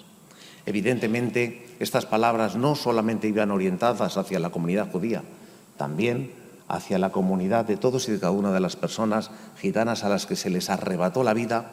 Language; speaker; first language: Spanish; native; Spanish